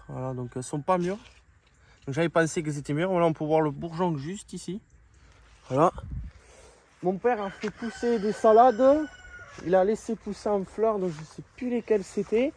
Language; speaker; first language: French; native; French